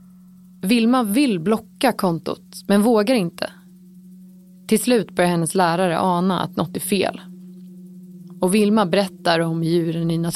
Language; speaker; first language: Swedish; native; Swedish